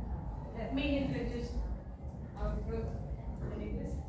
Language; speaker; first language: English; non-native, fluent; Indonesian